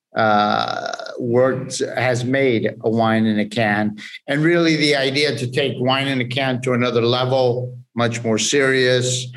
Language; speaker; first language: English; early bilingual, other home language; Spanish